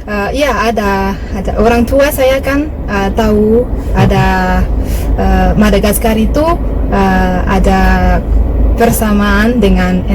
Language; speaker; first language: Indonesian; non-native, learner; Malagasy